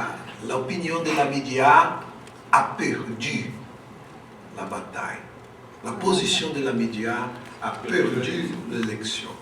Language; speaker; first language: French; non-native, local second language; Portuguese